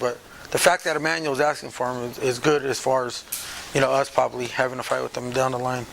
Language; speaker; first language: English; native; English